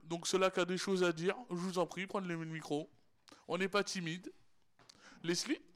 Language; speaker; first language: French; native; French